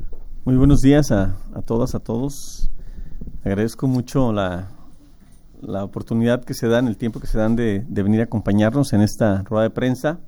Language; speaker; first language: Spanish; native; Spanish